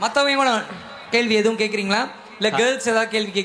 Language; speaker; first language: Tamil; native; Tamil